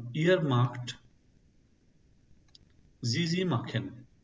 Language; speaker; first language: German; non-native, fluent; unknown